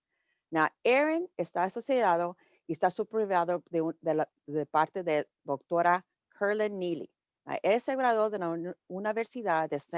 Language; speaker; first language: Spanish; early bilingual, heritage; English